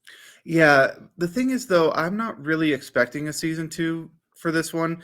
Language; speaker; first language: English; native; English